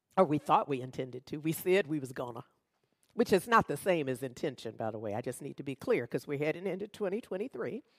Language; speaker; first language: English; native; English